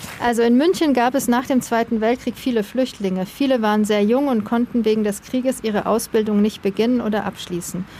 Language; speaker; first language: German; native; German